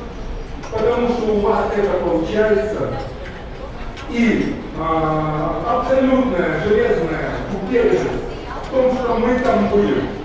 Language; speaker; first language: Russian; native; Russian